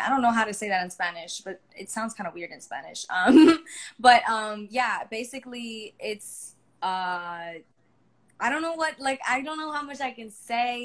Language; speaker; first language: English; early bilingual, other home language; Spanish